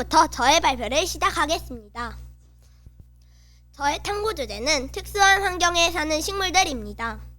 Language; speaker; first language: Korean; native; Korean